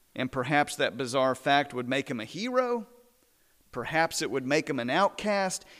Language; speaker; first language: English; native; English